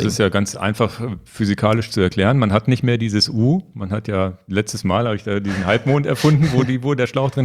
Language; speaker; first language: German; native; German